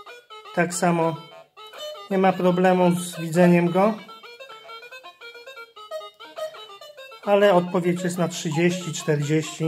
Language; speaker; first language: Polish; native; Polish